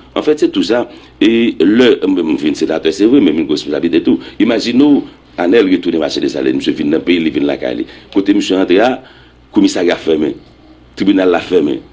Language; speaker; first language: Haitian Creole; native; Haitian Creole